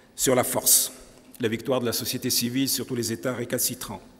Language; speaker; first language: French; non-native, local second language; Arabic